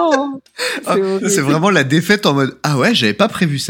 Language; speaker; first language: French; native; French